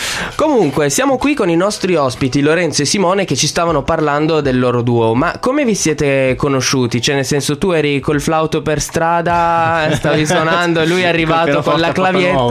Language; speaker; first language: Italian; native; Italian